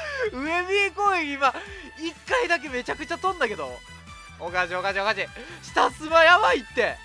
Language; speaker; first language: Japanese; native; Japanese